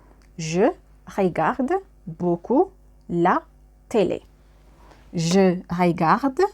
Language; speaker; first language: French; non-native, fluent; Amharic